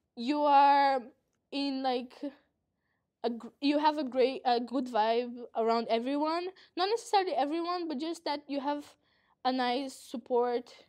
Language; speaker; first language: English; non-native, fluent; Portuguese